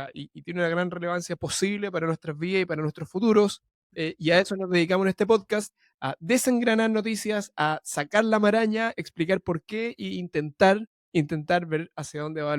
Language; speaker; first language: Spanish; native; Spanish